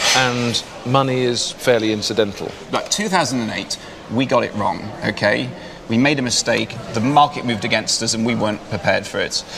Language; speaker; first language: English; native; English